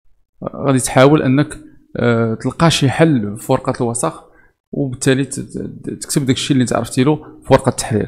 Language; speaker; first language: Arabic; native; Arabic